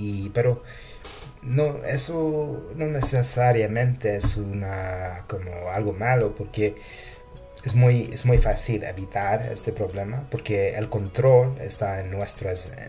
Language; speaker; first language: Spanish; non-native, fluent; English